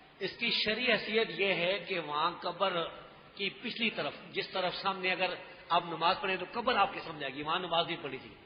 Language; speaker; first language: Urdu; non-native, local second language; Pashto